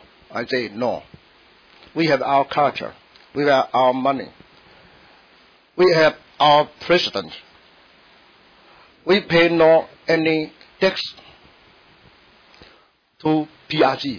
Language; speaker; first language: English; non-native, learner; Min Nan Chinese